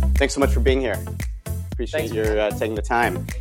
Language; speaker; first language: English; native; English